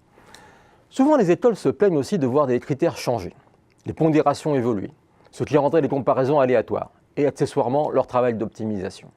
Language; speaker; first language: French; native; French